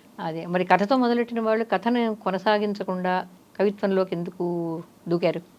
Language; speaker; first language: Telugu; native; Telugu